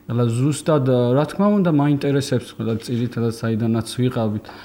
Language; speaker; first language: Georgian; early bilingual, heritage; Georgian